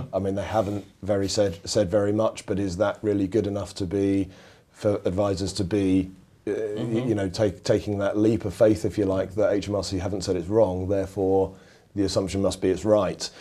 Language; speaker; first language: English; native; English